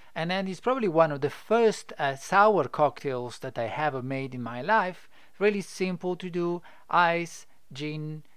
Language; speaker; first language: English; non-native, fluent; Italian